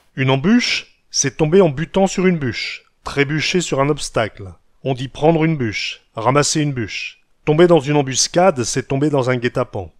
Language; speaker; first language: French; native; French